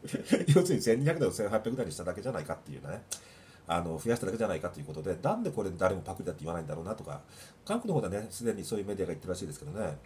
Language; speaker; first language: Japanese; native; Japanese